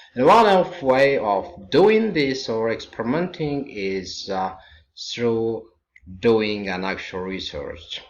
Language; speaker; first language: English; non-native, local second language; Amharic